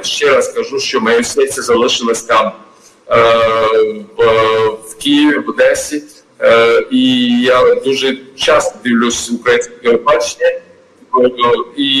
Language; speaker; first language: Ukrainian; non-native, fluent; Georgian